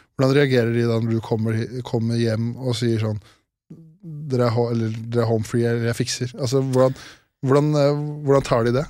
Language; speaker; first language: Norwegian; native; Norwegian